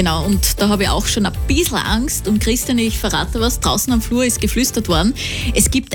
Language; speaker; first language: German; native; German